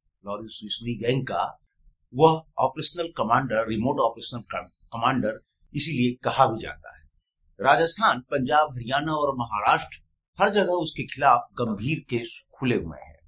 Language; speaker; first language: Hindi; native; Hindi